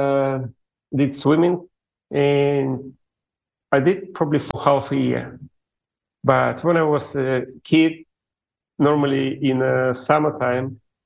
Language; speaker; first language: English; non-native, fluent; Russian